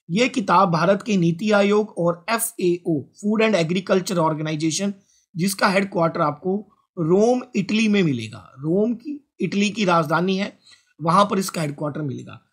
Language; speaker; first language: Hindi; non-native, local second language; Punjabi